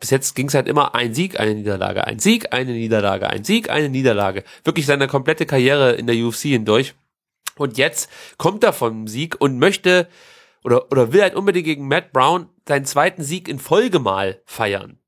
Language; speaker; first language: German; native; German